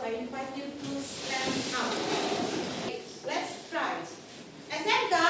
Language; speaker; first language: English; non-native, fluent; Indonesian